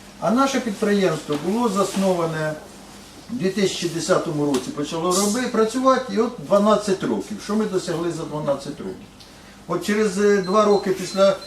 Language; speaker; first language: Ukrainian; native; Ukrainian